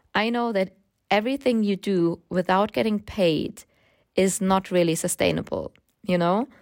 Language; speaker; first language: English; non-native, fluent; German